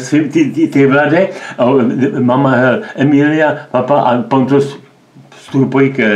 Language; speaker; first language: Swedish; non-native, learner; Czech